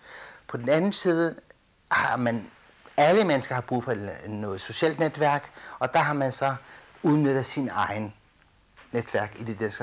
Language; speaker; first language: Danish; early bilingual, other home language; Kurdish